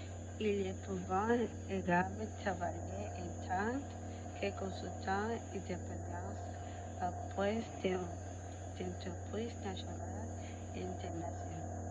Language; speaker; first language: French; non-native, learner; Spanish